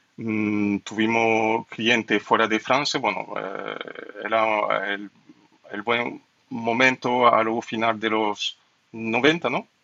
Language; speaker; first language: Spanish; non-native, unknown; French